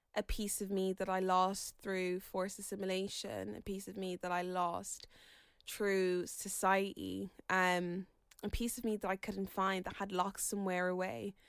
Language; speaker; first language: English; native; English